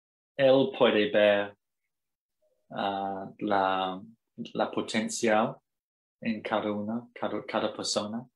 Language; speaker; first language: Spanish; non-native, fluent; English